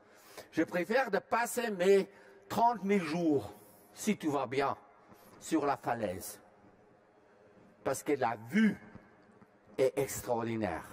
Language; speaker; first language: French; non-native, fluent; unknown